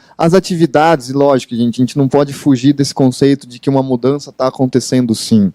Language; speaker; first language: Portuguese; native; Portuguese